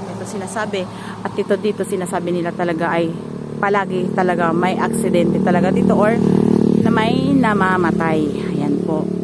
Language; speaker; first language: Filipino; non-native, local second language; Cebuano